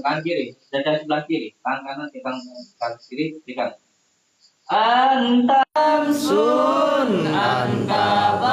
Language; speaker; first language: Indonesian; non-native, local second language; Javanese